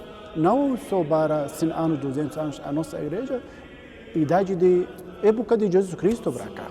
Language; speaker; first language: Portuguese; non-native, learner; Arabic